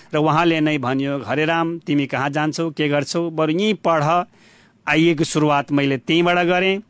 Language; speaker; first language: Nepali; non-native, local second language; Bhojpuri